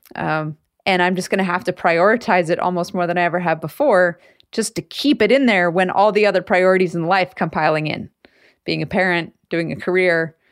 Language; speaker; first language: English; native; English